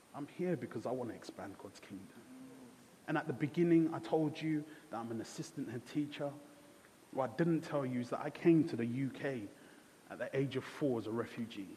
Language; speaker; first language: English; early bilingual, other home language; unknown